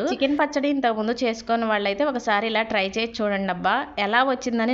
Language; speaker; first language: Telugu; native; Telugu